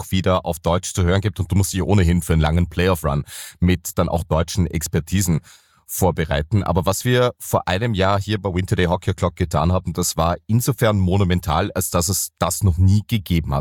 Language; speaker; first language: German; native; German